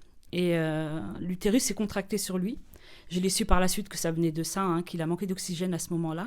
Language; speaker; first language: French; native; French